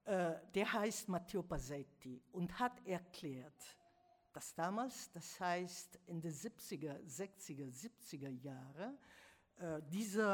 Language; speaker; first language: German; non-native, fluent; Italian